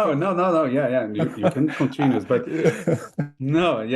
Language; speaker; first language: English; non-native, fluent; Portuguese